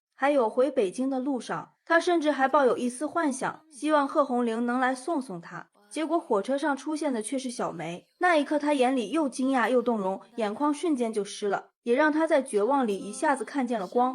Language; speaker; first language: Chinese; native; Chinese